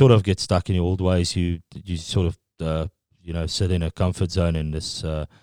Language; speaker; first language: English; non-native, local second language; Afrikaans